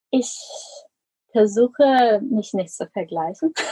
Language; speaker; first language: German; non-native, fluent; Korean